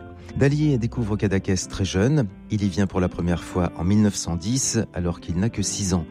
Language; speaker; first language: French; native; French